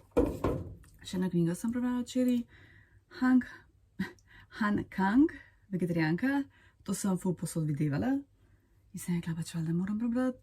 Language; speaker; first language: Slovenian; early bilingual, other home language; Serbian